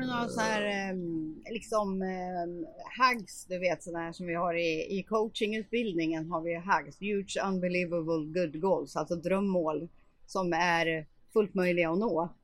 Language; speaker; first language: Swedish; native; Swedish